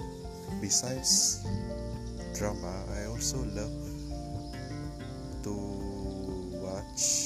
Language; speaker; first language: English; non-native, local second language; Malay